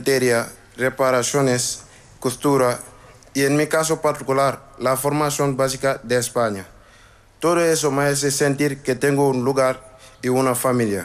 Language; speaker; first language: Spanish; non-native, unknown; Wolof